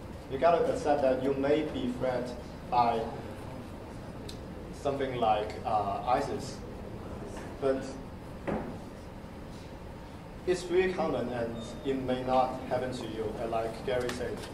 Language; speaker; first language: English; non-native, fluent; Chinese